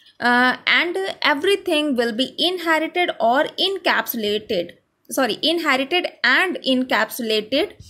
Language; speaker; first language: English; non-native, local second language; Hindi